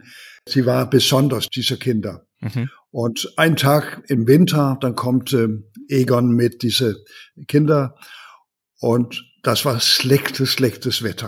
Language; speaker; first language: German; non-native, learner; Danish